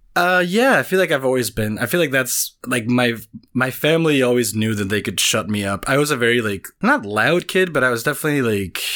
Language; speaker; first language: English; non-native, fluent; Spanish